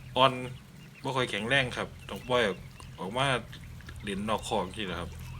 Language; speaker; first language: Thai; non-native, local second language; Northeastern Thai